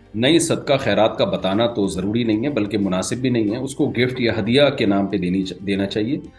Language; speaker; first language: Urdu; native; Urdu